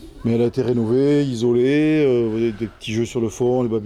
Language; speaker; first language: French; native; French